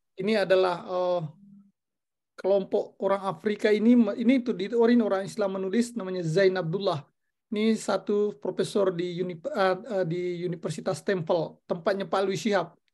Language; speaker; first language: Indonesian; non-native, local second language; Buginese